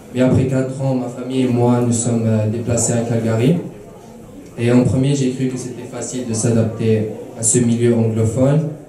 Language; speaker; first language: French; early bilingual, other home language; Arabic